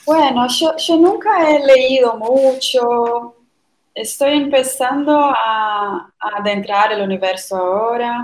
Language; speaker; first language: Spanish; non-native, fluent; Portuguese